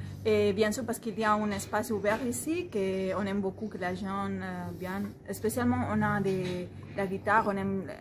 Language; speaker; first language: French; non-native, fluent; Spanish